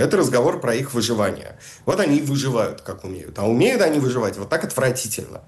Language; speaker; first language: Russian; native; Russian